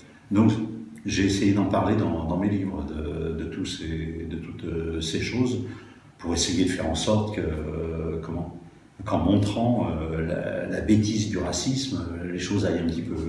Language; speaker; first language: French; native; French